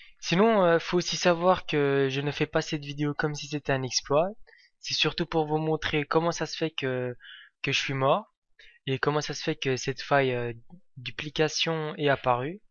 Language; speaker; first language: French; native; French